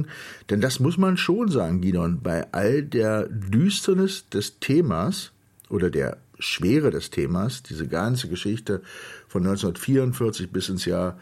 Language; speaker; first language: German; native; German